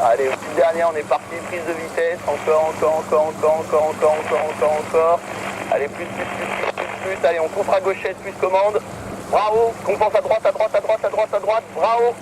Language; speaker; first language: French; native; French